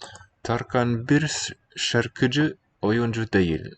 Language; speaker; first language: Turkish; non-native, learner; English